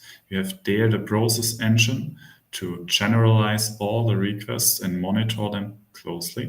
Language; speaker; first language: English; non-native, fluent; German